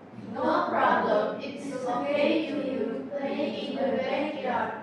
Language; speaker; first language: English; non-native, learner; Indonesian